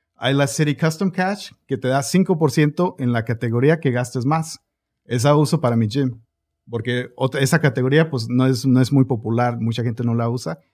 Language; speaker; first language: Spanish; early bilingual, heritage; Spanish